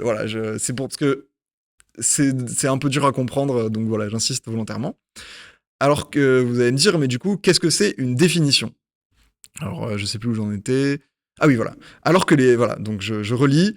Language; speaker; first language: French; native; French